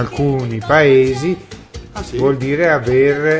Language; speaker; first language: Italian; native; Italian